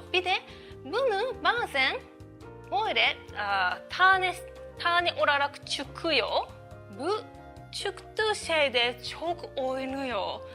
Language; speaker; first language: Turkish; non-native, learner; Japanese